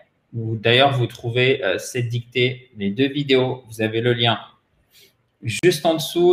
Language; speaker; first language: French; native; French